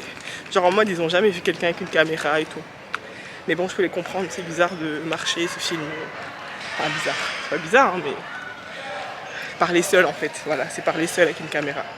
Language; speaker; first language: French; native; French